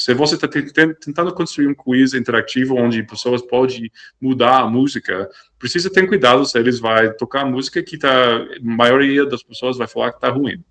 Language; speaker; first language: Portuguese; non-native, fluent; English